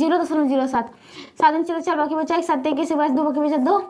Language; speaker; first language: Hindi; native; Hindi